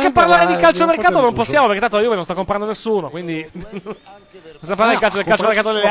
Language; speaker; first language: Italian; native; Italian